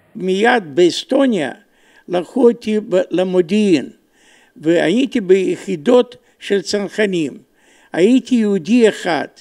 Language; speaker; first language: Hebrew; non-native, fluent; Romanian